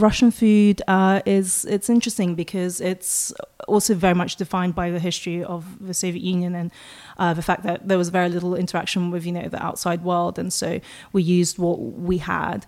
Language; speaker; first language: English; non-native, local second language; Russian